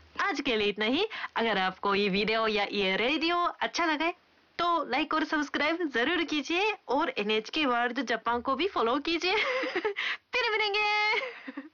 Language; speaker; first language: Hindi; non-native, fluent; Japanese